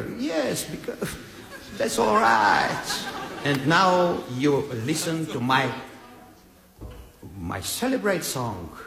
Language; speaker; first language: English; non-native, learner; Bulgarian